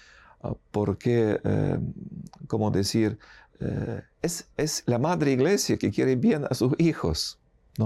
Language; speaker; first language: Spanish; non-native, fluent; Ukrainian